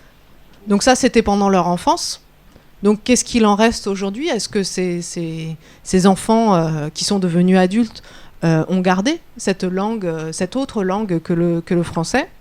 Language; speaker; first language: French; native; French